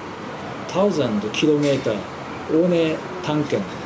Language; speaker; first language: German; non-native, learner; Japanese